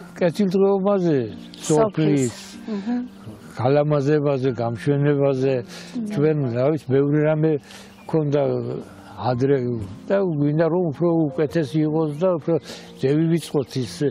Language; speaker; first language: Georgian; native; Georgian